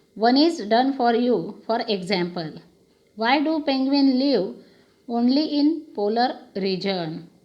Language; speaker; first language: English; non-native, local second language; Marathi